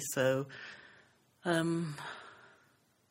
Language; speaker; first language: English; native; English